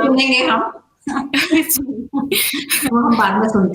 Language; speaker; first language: Hindi; native; Hindi